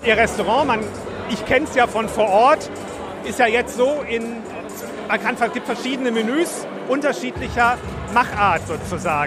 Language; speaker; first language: German; native; German